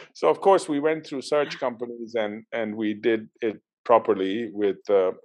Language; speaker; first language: English; non-native, local second language; Urdu